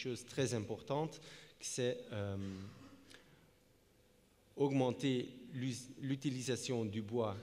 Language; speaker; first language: French; non-native, fluent; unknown